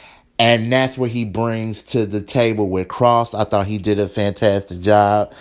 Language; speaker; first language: English; native; English